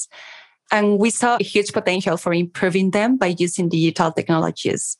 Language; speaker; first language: English; non-native, fluent; Spanish